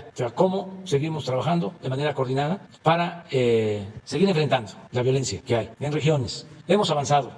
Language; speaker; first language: Spanish; native; Spanish